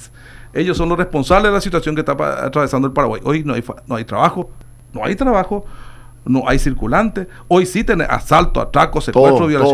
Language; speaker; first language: Spanish; native; Spanish